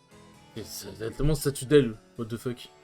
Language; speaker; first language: French; native; French